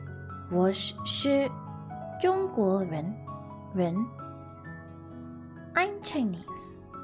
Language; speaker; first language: Chinese; non-native, learner; English